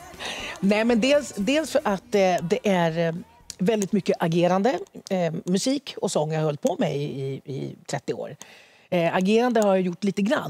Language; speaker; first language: Swedish; early bilingual, other home language; Spanish